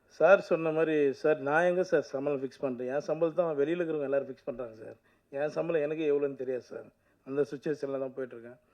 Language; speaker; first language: Tamil; native; Tamil